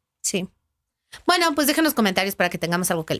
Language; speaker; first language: Spanish; native; Spanish